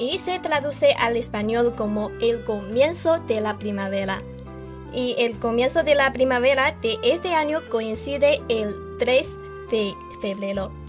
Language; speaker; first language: Spanish; non-native, fluent; Chinese